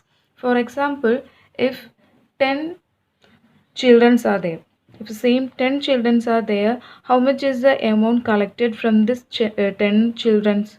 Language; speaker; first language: English; non-native, local second language; Malayalam